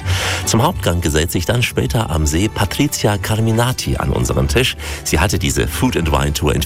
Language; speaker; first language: German; native; German